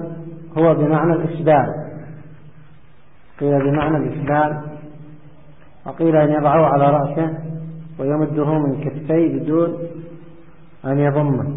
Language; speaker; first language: Arabic; native; Arabic